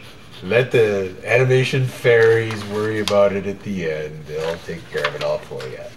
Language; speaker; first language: English; native; English